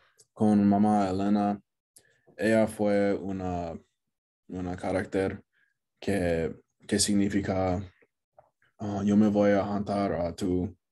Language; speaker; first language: Spanish; non-native, learner; English